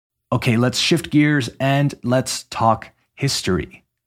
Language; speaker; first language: English; native; English